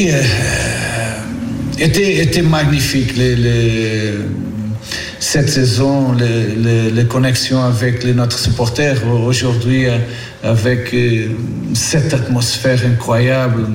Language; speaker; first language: French; non-native, fluent; Portuguese